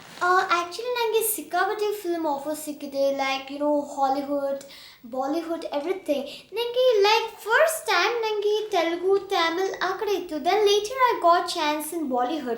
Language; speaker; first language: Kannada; early bilingual, heritage; Kannada